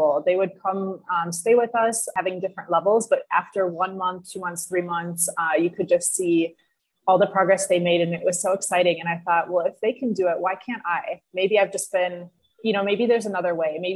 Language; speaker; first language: English; native; English